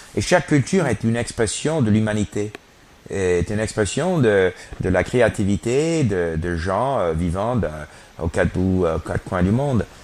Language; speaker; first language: French; non-native, fluent; English